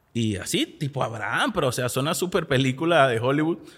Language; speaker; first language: Spanish; native; Spanish